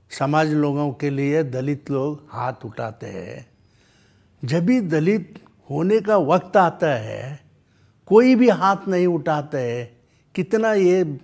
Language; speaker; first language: Hindi; non-native, local second language; Kannada